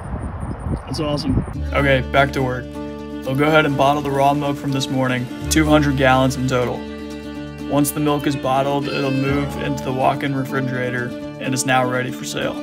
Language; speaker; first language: English; native; English